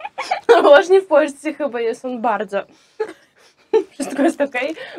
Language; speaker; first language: Polish; non-native, fluent; Russian